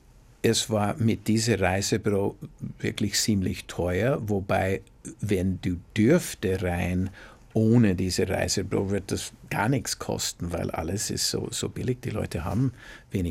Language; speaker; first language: German; non-native, fluent; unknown